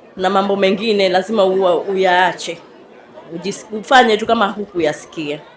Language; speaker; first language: Swahili; native; Swahili